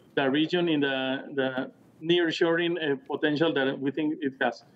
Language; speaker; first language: English; non-native, fluent; Spanish